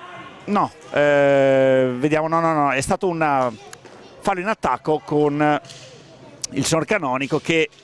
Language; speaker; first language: Italian; native; Italian